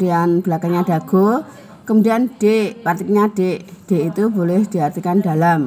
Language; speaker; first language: Indonesian; native; Indonesian